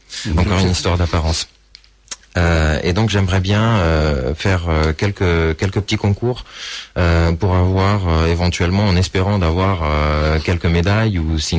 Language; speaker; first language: French; early bilingual, other home language; Portuguese